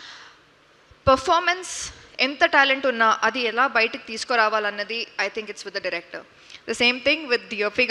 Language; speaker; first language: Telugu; non-native, learner; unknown